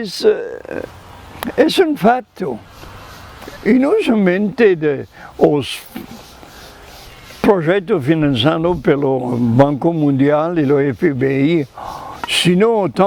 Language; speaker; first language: Portuguese; non-native, fluent; French